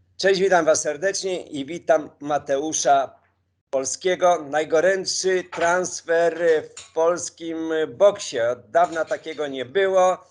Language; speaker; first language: Polish; native; Polish